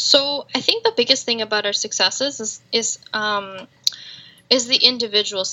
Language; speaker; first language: English; native; English